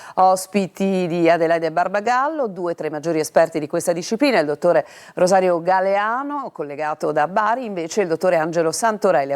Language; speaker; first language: Italian; native; Italian